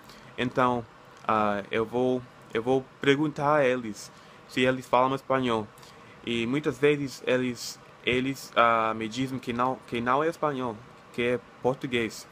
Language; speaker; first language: Portuguese; non-native, learner; English